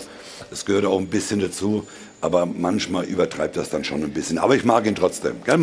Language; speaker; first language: German; native; German